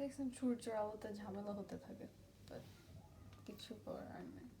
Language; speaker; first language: Bangla; early bilingual, other home language; English